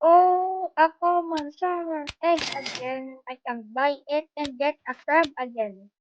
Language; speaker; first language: English; non-native, learner; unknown